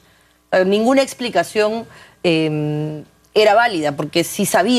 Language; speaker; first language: Spanish; native; Spanish